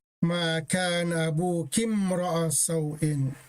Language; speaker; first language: Arabic; non-native, fluent; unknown